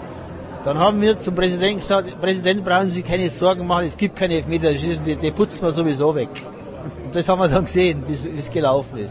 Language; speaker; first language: German; native; German